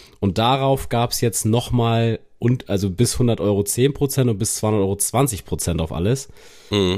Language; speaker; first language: German; native; German